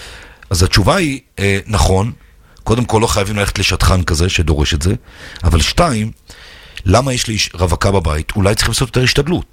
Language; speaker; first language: Hebrew; native; Hebrew